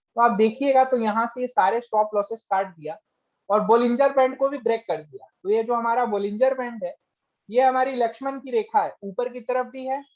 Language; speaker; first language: Hindi; native; Hindi